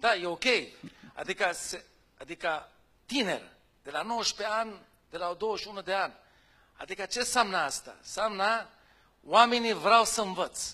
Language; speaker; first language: Romanian; non-native, fluent; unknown